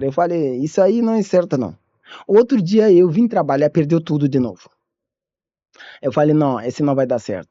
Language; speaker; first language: Portuguese; non-native, learner; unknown